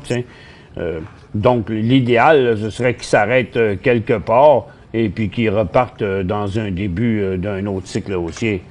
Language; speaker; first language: French; native; French